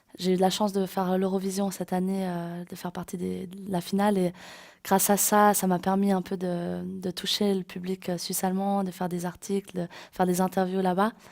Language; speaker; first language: French; native; French